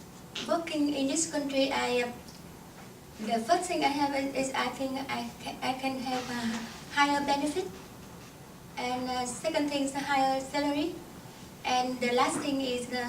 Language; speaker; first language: English; non-native, learner; Vietnamese